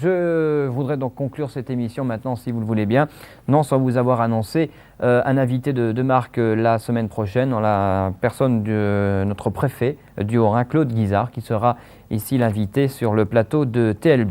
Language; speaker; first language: French; native; French